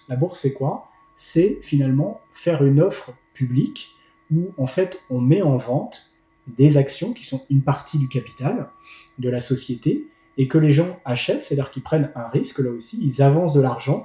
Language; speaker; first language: French; native; French